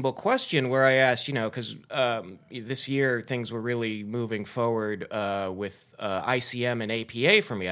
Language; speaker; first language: English; native; English